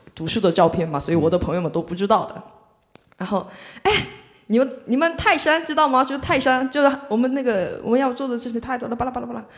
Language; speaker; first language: Chinese; non-native, fluent; Korean